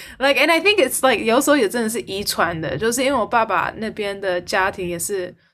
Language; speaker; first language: Chinese; early bilingual, heritage; Chinese